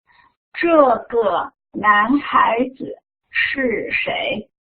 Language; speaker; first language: Chinese; non-native, fluent; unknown